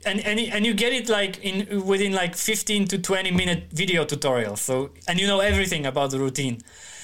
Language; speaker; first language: English; non-native, fluent; Polish